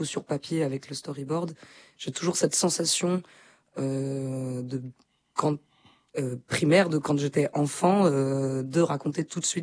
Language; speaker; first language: French; native; French